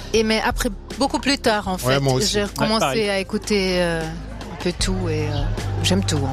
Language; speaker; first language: French; non-native, local second language; Swiss German